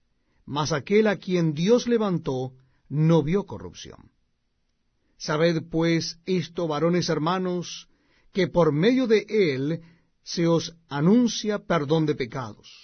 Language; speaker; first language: Spanish; native; Spanish